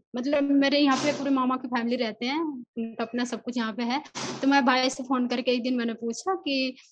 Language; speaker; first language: Hindi; non-native, local second language; Odia